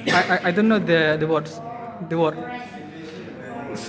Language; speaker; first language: English; non-native, learner; Indonesian